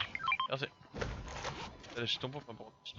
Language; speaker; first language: French; native; French